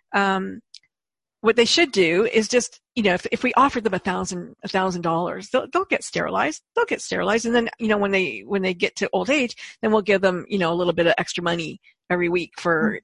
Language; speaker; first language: English; native; English